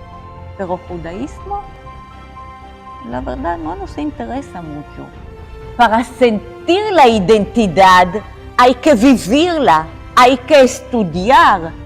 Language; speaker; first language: Spanish; non-native, fluent; Hebrew